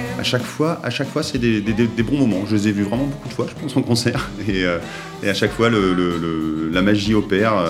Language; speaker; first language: French; native; French